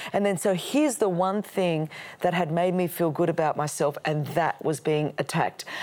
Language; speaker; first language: English; non-native, local second language; Greek